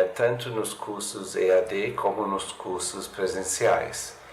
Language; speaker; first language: Portuguese; non-native, fluent; English